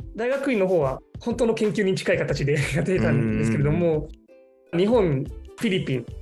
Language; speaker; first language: Japanese; non-native, fluent; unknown